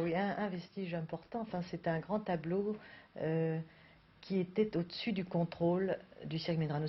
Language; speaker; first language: French; native; French